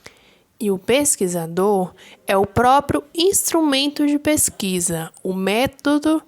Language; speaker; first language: Portuguese; native; Portuguese